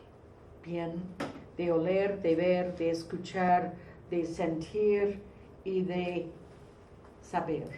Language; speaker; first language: Spanish; non-native, fluent; English